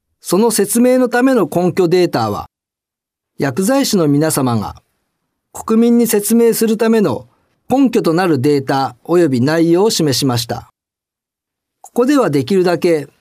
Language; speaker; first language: Japanese; native; Japanese